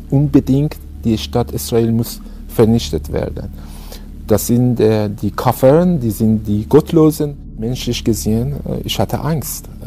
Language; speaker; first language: German; non-native, fluent; Persian